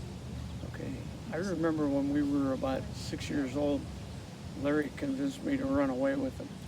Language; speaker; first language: English; native; English